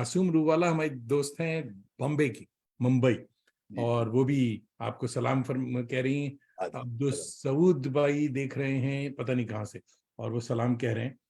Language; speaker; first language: Urdu; native; Urdu